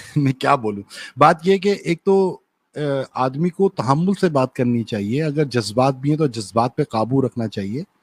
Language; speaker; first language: Urdu; native; Urdu